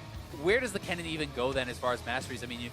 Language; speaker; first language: English; native; English